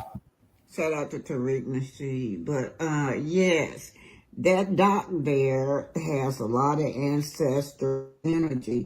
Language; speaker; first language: English; native; English